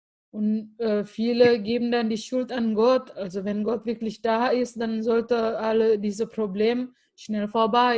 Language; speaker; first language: German; non-native, fluent; Indonesian